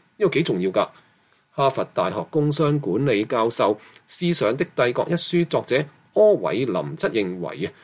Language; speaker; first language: Chinese; non-native, local second language; Cantonese